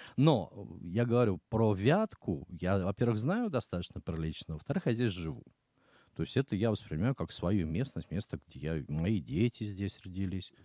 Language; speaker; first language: Russian; native; Russian